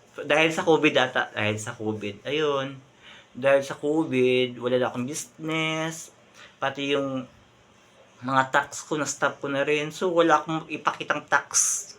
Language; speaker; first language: Filipino; non-native, local second language; Hiligaynon